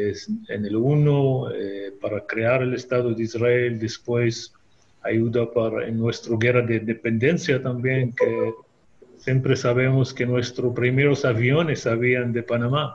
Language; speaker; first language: Spanish; non-native, fluent; Hebrew